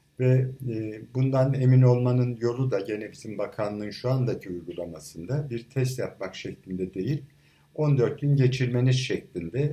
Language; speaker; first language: Turkish; native; Turkish